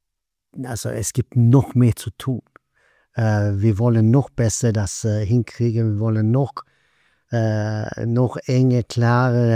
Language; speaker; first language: German; non-native, fluent; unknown